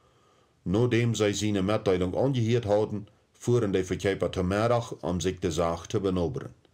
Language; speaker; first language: German; early bilingual, heritage; Plautdietsch